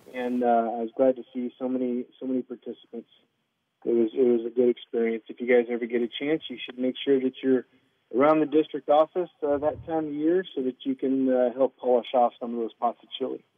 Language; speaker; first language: English; native; English